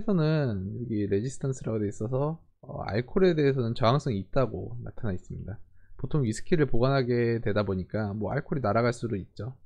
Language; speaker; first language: Korean; native; Korean